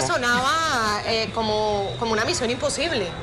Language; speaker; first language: Spanish; native; Spanish